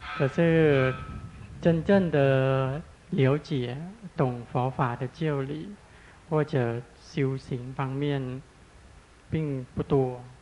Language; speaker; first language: Chinese; non-native, fluent; Thai